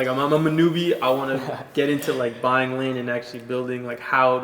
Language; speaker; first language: English; native; English